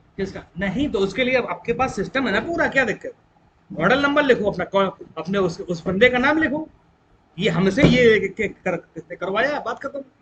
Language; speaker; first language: Hindi; native; Hindi